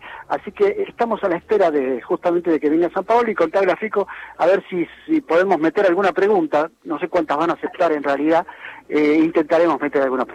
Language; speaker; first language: Spanish; native; Spanish